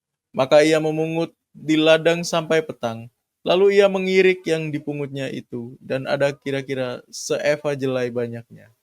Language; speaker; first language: Indonesian; native; Indonesian